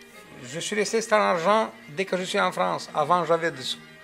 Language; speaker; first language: French; non-native, fluent; Romanian